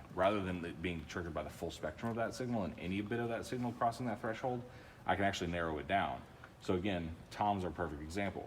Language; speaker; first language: English; native; English